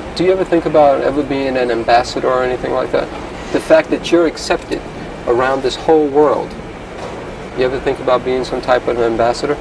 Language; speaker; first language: English; native; English